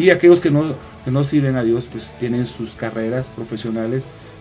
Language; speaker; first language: Spanish; native; Spanish